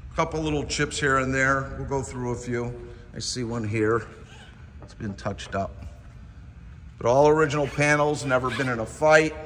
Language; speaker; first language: English; native; English